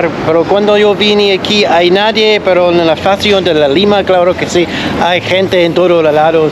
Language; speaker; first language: Spanish; non-native, learner; English